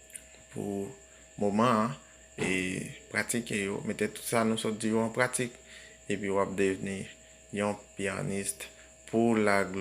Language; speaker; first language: French; non-native, learner; Haitian Creole